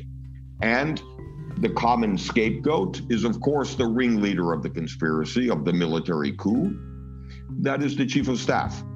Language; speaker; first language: English; native; English